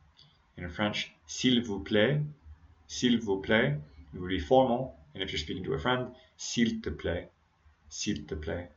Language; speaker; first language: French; non-native, fluent; English